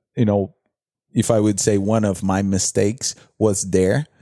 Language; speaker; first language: English; non-native, fluent; Portuguese